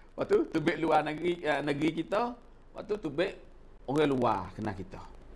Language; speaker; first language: Malay; native; Malay